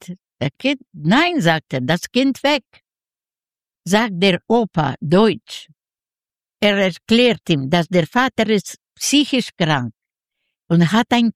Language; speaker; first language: German; non-native, fluent; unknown